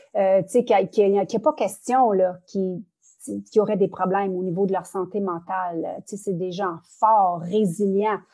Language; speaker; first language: French; native; French